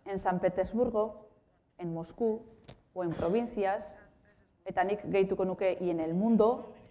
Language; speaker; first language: Spanish; non-native, local second language; Basque